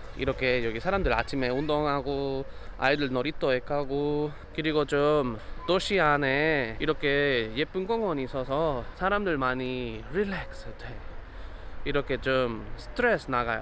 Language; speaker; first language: Korean; non-native, learner; Spanish